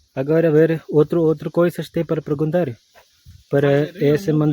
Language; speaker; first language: Portuguese; non-native, learner; Malayalam